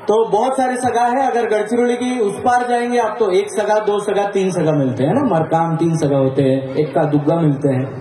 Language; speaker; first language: Hindi; non-native, local second language; Marathi